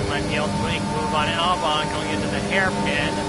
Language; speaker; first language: English; native; English